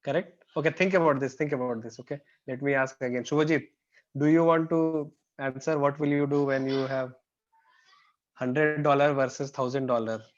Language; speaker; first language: English; non-native, local second language; Hindi